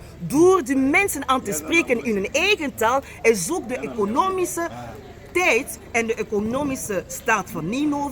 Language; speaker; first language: Dutch; non-native, fluent; French